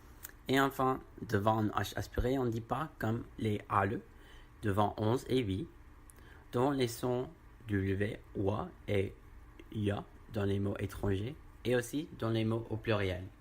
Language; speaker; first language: French; non-native, learner; English